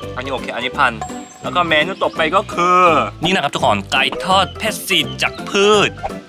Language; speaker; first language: Thai; non-native, fluent; Korean